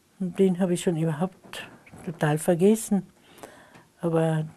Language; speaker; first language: German; non-native, local second language; Slovenian